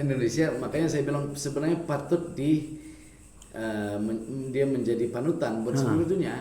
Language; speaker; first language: Indonesian; non-native, fluent; English